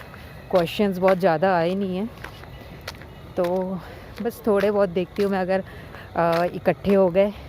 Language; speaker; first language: Hindi; native; Hindi